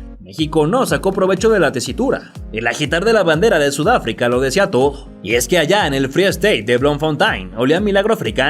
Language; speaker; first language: Spanish; native; Spanish